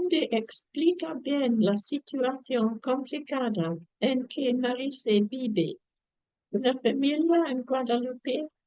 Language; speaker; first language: Spanish; non-native, fluent; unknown